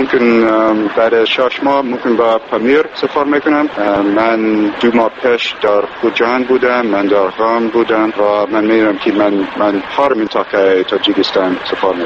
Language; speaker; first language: Persian; non-native, learner; English